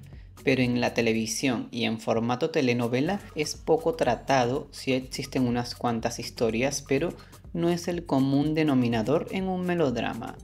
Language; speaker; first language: Spanish; native; Spanish